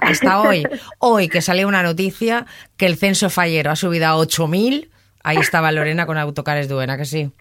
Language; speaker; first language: Spanish; native; Spanish